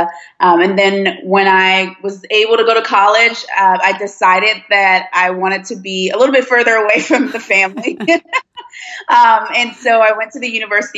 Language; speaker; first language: English; early bilingual, other home language; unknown